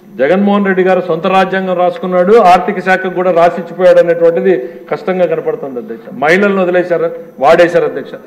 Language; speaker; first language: Telugu; native; Telugu